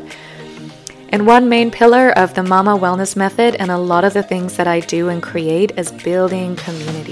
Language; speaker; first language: English; non-native, fluent; German